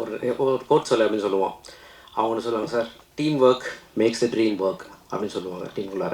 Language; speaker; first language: Tamil; native; Tamil